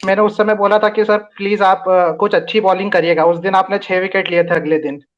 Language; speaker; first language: Hindi; native; Hindi